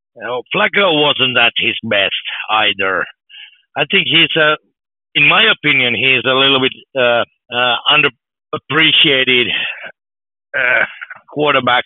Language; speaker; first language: English; non-native, fluent; Finnish